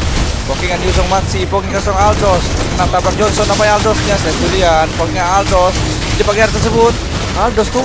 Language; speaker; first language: Indonesian; native; Indonesian